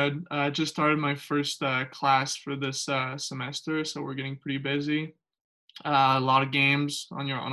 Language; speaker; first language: English; non-native, fluent; French